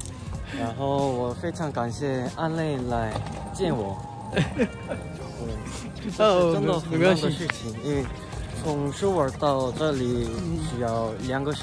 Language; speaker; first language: Chinese; non-native, learner; Korean